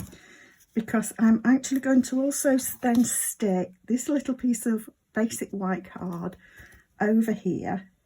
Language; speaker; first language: English; native; English